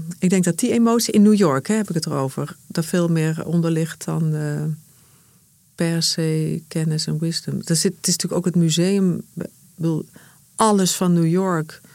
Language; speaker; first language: Dutch; native; Dutch